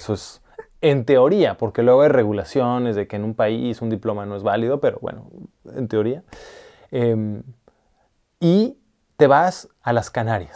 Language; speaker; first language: Spanish; native; Spanish